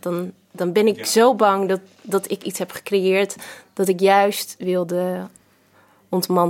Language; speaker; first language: Dutch; early bilingual, other home language; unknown